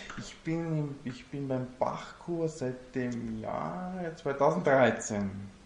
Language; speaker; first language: German; non-native, fluent; Italian